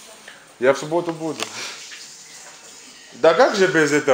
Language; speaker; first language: Russian; non-native, learner; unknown